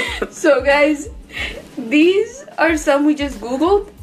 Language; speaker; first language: English; early bilingual, other home language; Spanish